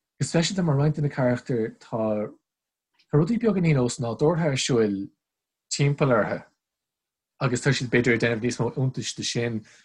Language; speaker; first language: Irish; non-native, local second language; English